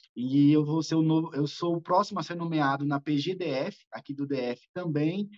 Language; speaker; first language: Portuguese; native; Portuguese